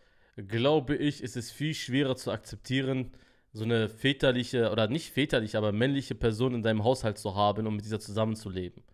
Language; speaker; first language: German; native; German